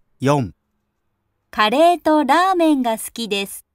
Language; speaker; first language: Japanese; non-native, learner; Chinese